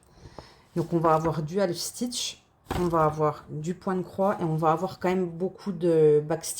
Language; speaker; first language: French; native; French